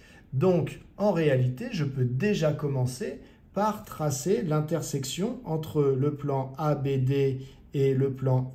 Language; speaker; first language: French; native; French